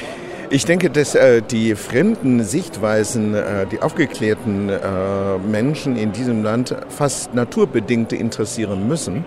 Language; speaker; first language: German; non-native, fluent; Chinese